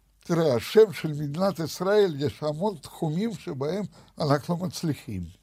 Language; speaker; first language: Hebrew; non-native, fluent; Russian